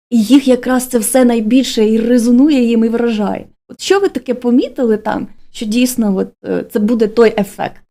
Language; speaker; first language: Ukrainian; native; Ukrainian